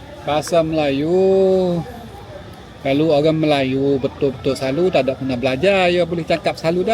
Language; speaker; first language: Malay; non-native, local second language; Chinese